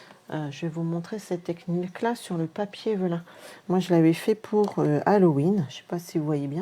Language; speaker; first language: French; native; French